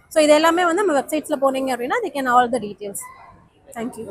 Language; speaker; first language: English; non-native, local second language; Tamil